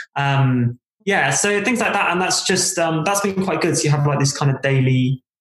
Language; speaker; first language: English; native; English